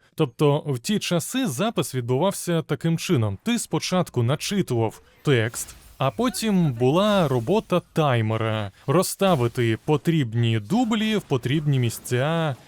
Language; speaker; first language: Ukrainian; non-native, local second language; Russian